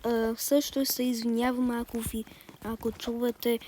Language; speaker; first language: Bulgarian; early bilingual, heritage; Bulgarian